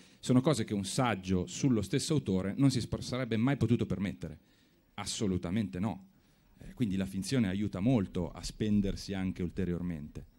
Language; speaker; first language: Italian; native; Italian